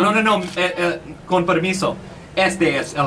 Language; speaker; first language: Spanish; non-native, learner; English